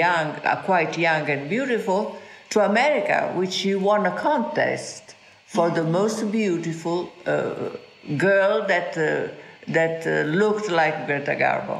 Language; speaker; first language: English; non-native, fluent; Italian